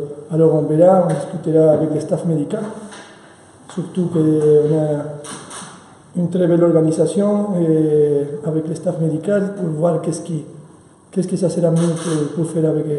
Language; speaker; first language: French; non-native, fluent; Spanish